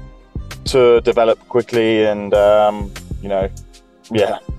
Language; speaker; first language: English; native; English